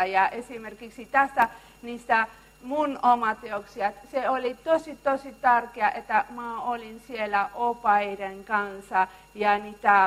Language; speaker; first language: Finnish; non-native, learner; Spanish